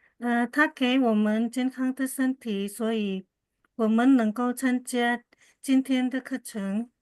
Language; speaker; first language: Chinese; non-native, learner; Indonesian